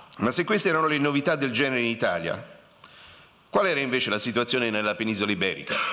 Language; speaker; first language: Italian; native; Italian